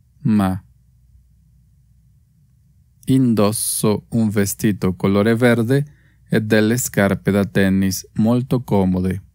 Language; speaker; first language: Italian; non-native, fluent; Spanish